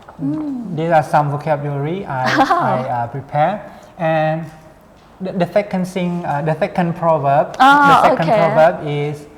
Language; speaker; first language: English; non-native, fluent; Khmer